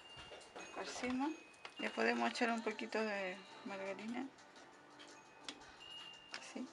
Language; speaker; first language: Spanish; native; Spanish